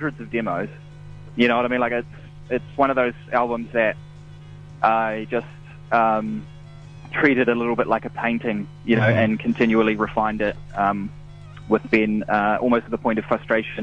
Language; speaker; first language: English; native; English